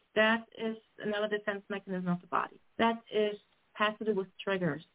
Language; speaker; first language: English; non-native, fluent; German